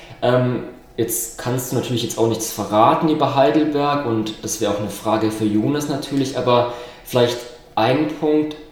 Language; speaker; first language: German; native; German